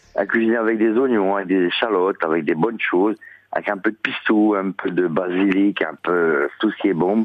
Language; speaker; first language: French; early bilingual, other home language; Italian